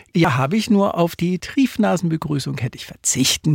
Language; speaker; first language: German; native; German